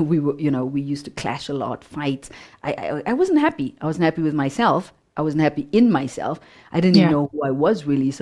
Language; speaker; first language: English; non-native, local second language; Shona